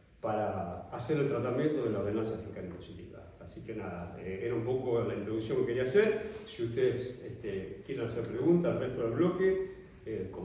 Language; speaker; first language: Spanish; native; Spanish